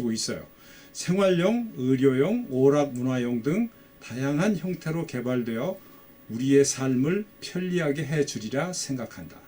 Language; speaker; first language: Korean; native; Korean